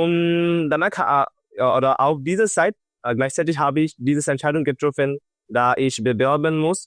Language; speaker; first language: German; non-native, learner; Bangla